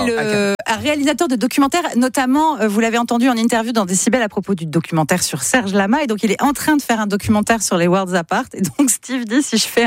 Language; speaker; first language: French; native; French